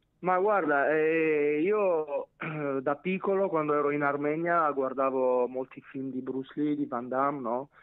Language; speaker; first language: Italian; non-native, fluent; Armenian